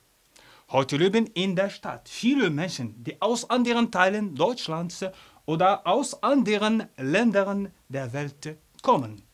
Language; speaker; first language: German; non-native, fluent; Arabic